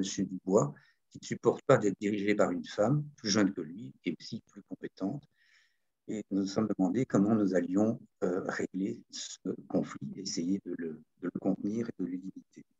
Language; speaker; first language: French; native; French